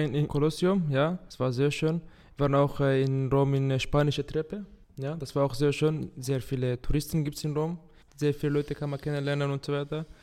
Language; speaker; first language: German; non-native, fluent; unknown